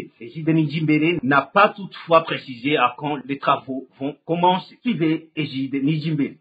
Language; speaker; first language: French; non-native, local second language; Rundi